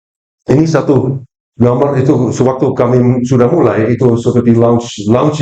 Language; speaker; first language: Indonesian; non-native, fluent; Dutch